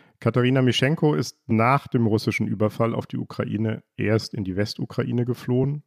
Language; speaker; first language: German; native; German